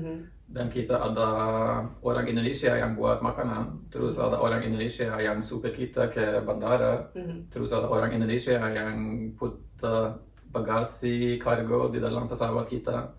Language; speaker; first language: Indonesian; non-native, fluent; Norwegian